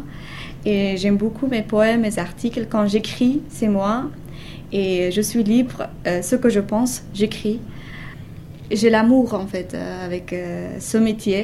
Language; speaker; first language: French; non-native, fluent; Persian